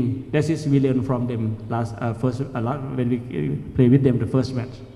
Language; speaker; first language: English; non-native, learner; Thai